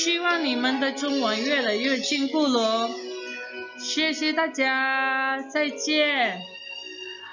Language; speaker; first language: Chinese; non-native, fluent; Indonesian